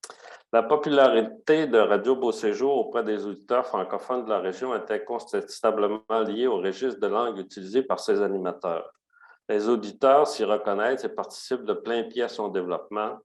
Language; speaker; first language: French; native; French